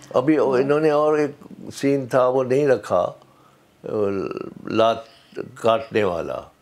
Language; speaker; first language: Urdu; native; Urdu